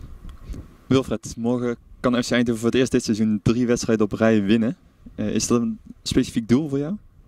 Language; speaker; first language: Dutch; native; Dutch